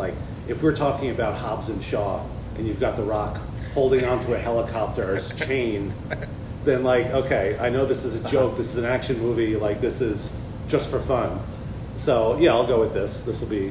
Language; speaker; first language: English; native; English